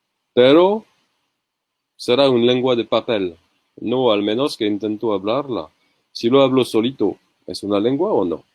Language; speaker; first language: Spanish; non-native, learner; French